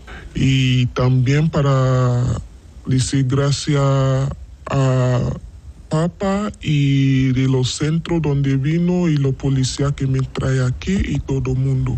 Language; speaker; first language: Spanish; non-native, learner; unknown